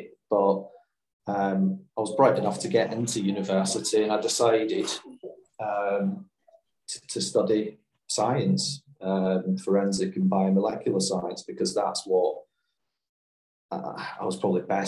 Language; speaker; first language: English; native; English